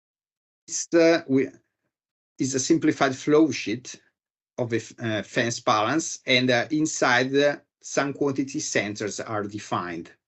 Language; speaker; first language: English; non-native, fluent; Italian